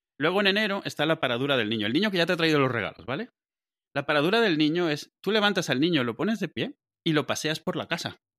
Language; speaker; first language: Spanish; native; Spanish